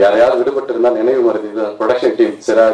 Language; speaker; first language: Tamil; native; Tamil